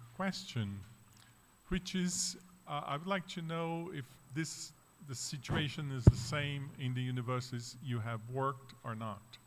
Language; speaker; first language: English; non-native, fluent; Portuguese